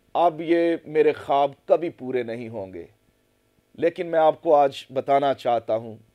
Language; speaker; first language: Urdu; non-native, local second language; Punjabi